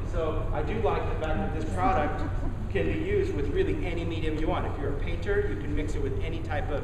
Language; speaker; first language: English; native; English